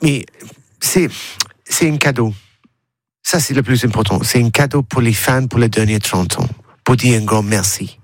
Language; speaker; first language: French; non-native, learner; English